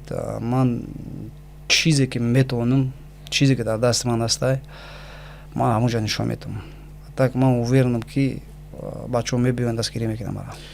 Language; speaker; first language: Tajik; non-native, local second language; Shughni